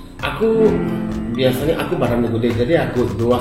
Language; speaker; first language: Indonesian; non-native, learner; Japanese